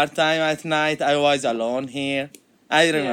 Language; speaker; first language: English; non-native, learner; Arabic